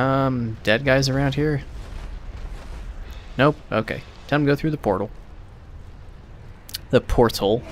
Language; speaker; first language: English; native; English